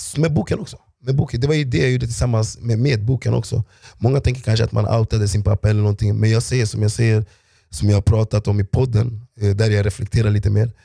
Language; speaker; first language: Swedish; early bilingual, other home language; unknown